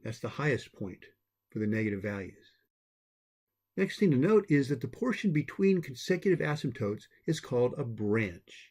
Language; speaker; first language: English; native; English